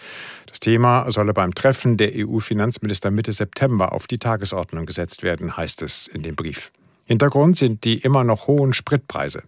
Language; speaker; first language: German; native; German